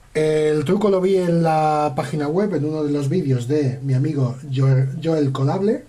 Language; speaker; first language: Spanish; native; Spanish